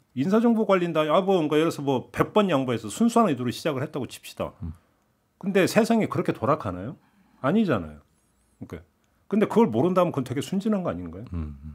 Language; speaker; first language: Korean; native; Korean